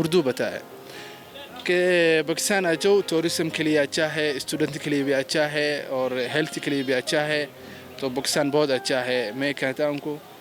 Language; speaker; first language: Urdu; non-native, learner; Somali